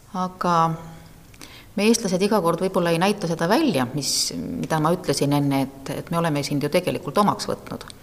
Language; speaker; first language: Estonian; native; Estonian